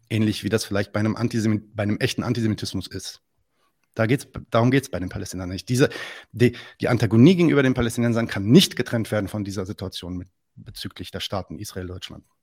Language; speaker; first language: German; early bilingual, other home language; Arabic